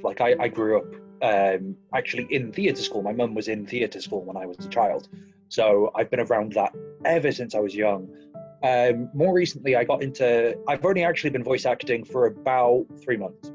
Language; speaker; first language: English; native; English